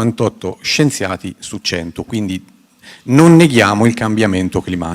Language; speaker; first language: Italian; native; Italian